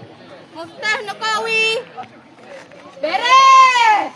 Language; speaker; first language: Arabic; non-native, learner; Malay